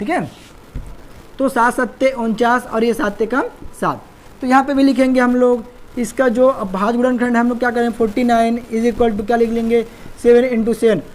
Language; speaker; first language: Hindi; native; Hindi